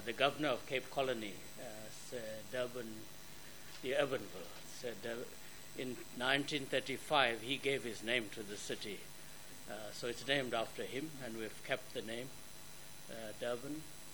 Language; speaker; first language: English; native; English